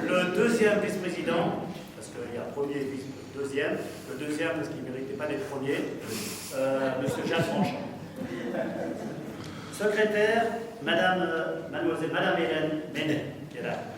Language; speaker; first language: French; native; French